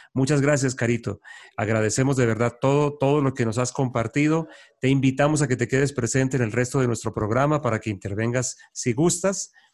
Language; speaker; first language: Spanish; native; Spanish